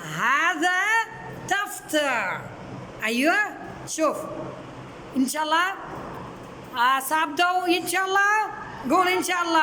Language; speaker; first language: Arabic; non-native, fluent; Bangla